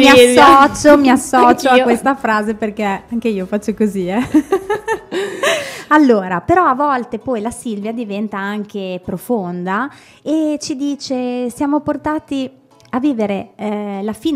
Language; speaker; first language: Italian; native; Italian